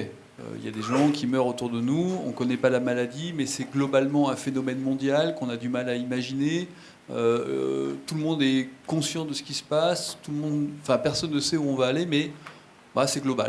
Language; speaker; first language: French; native; French